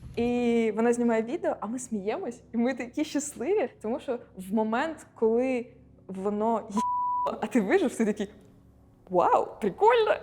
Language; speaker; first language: Ukrainian; non-native, local second language; Russian